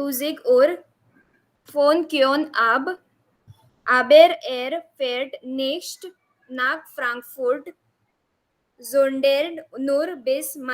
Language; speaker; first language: German; non-native, learner; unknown